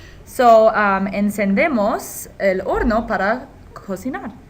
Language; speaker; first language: Spanish; non-native, fluent; English